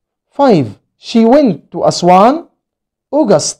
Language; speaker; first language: English; non-native, fluent; Arabic